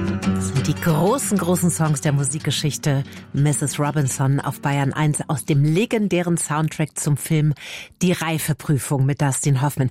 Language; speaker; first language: German; native; German